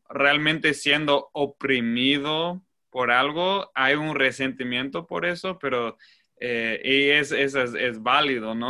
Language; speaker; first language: Spanish; non-native, fluent; English